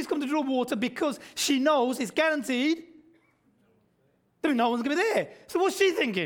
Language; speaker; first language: English; native; English